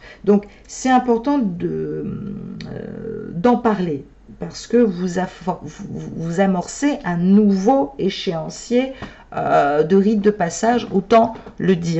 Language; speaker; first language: French; native; French